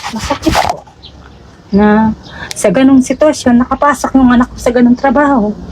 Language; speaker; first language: Filipino; non-native, local second language; Pampanga